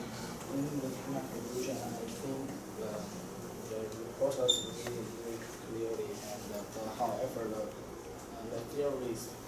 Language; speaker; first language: English; non-native, learner; Chinese